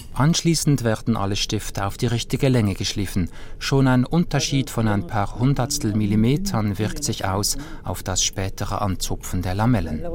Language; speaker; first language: German; native; German